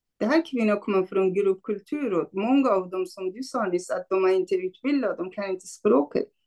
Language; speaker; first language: Swedish; non-native, fluent; Kurdish